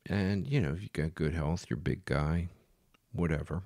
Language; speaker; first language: English; native; English